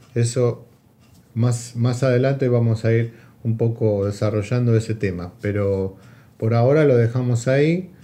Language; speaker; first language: Spanish; native; Spanish